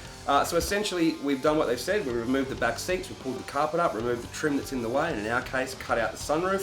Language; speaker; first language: English; native; English